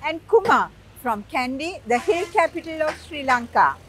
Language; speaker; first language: English; non-native, local second language; Sinhala